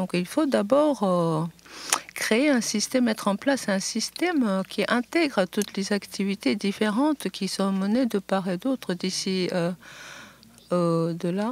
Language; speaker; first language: French; non-native, fluent; Japanese